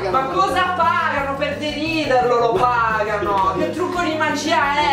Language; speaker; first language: Italian; native; Italian